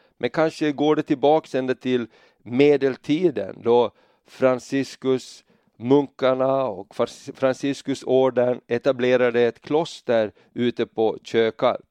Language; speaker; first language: Swedish; native; Swedish